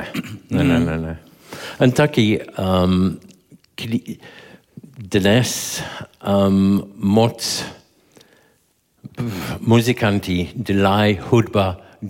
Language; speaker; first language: Czech; non-native, learner; English